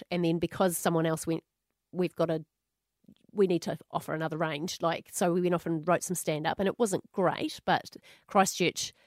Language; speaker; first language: English; native; English